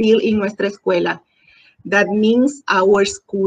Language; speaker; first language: English; non-native, learner; Spanish